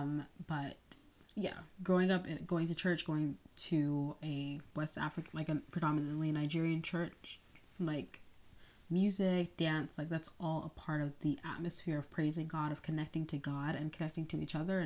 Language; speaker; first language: English; native; English